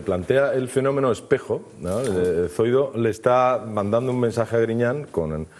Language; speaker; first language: Spanish; native; Spanish